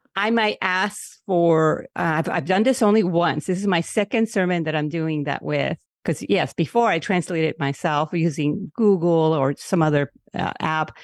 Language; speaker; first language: English; non-native, local second language; Spanish